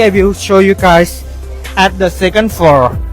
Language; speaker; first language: English; non-native, learner; Thai